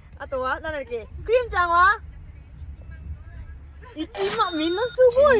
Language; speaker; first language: Japanese; non-native, fluent; Thai